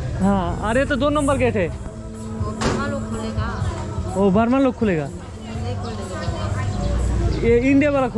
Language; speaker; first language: Hindi; non-native, local second language; Bangla